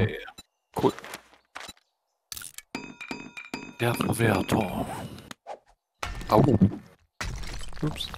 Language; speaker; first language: German; native; German